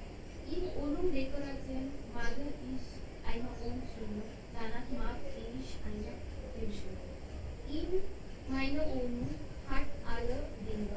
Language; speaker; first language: German; non-native, learner; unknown